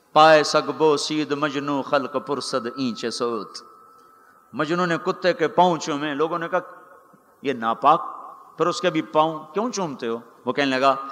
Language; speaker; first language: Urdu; non-native, local second language; Punjabi